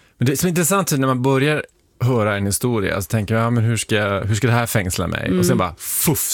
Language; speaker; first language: Swedish; native; Swedish